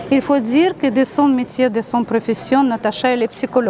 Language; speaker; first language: French; non-native, fluent; Russian